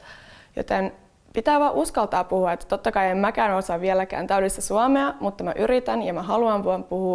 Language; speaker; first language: Finnish; non-native, local second language; Swedish